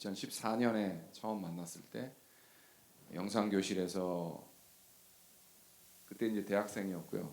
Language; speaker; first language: Korean; native; Korean